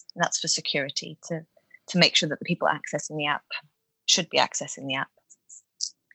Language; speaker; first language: English; native; English